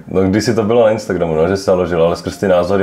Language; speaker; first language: Czech; native; Czech